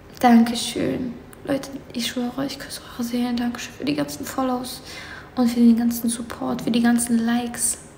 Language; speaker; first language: German; early bilingual, other home language; Polish